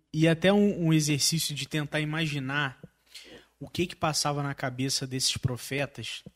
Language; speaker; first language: Portuguese; native; Portuguese